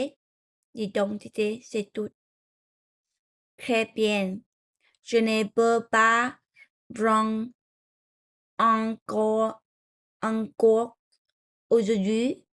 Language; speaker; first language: French; non-native, learner; Vietnamese